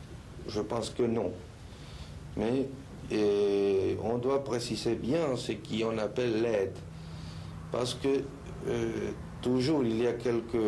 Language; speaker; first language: French; non-native, fluent; Spanish